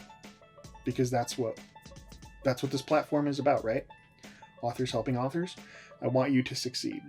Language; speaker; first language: English; native; English